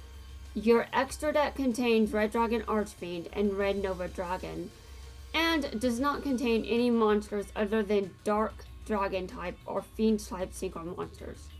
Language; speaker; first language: English; native; English